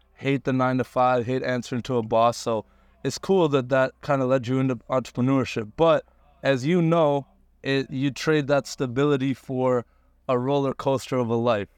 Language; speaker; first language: English; early bilingual, other home language; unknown